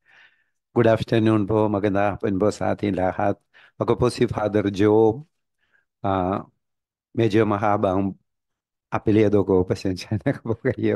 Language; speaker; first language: Filipino; non-native, fluent; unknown